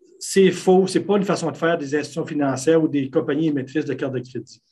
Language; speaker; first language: French; native; French